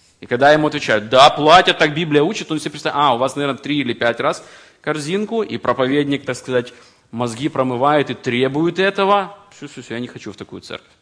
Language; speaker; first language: Russian; native; Russian